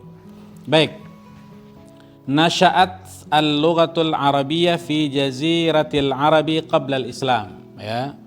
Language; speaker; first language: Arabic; non-native, fluent; Indonesian